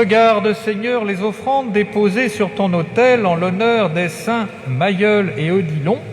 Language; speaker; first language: French; native; French